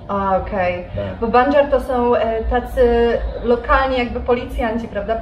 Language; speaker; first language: Polish; native; Polish